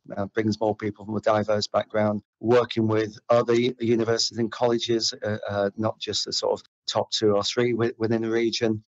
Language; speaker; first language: English; native; English